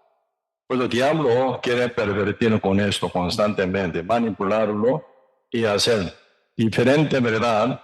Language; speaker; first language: Spanish; non-native, learner; Korean